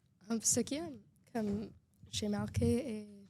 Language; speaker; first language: French; non-native, local second language; English